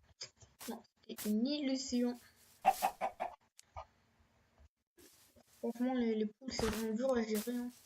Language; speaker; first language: French; native; French